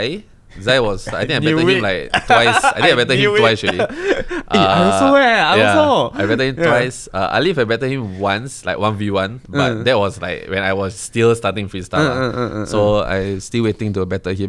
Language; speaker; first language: English; native; English